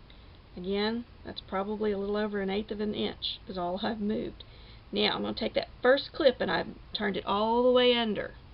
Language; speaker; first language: English; native; English